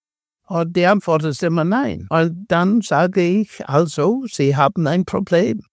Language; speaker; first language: German; non-native, fluent; English